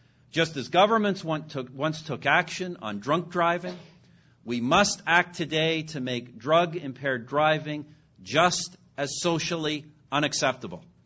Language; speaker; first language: English; native; English